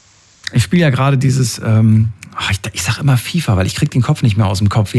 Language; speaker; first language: German; native; German